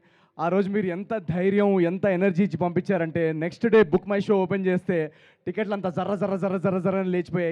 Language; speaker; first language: Telugu; native; Telugu